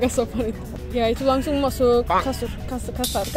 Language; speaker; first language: Indonesian; non-native, fluent; Turkish